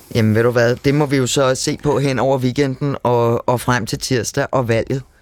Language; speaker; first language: Danish; native; Danish